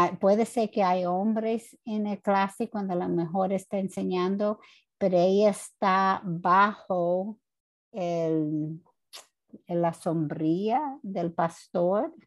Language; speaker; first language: Spanish; non-native, fluent; English